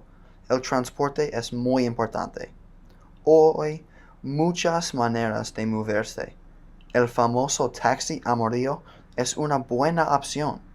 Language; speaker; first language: Spanish; non-native, learner; English